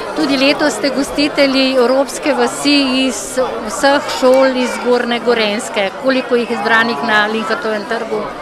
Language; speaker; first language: Slovenian; native; Slovenian